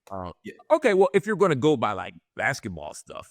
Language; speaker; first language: English; native; English